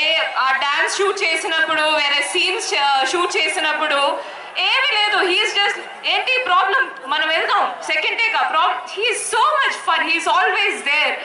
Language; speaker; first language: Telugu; non-native, fluent; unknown